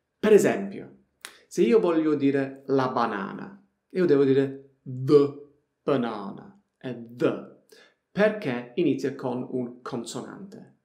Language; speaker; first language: Italian; non-native, fluent; English